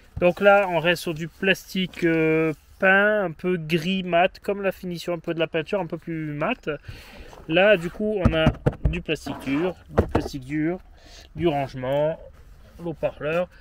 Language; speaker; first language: French; native; French